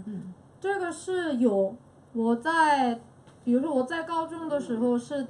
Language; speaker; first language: Chinese; non-native, fluent; Korean